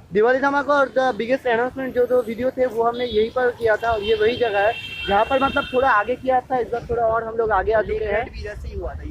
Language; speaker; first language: Hindi; non-native, local second language; Bangla